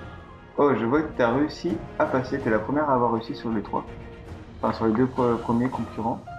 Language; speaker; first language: French; native; French